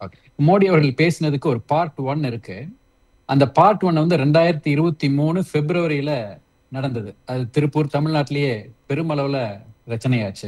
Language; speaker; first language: Tamil; native; Tamil